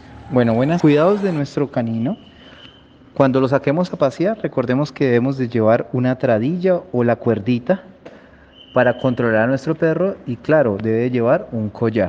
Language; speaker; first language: Spanish; native; Spanish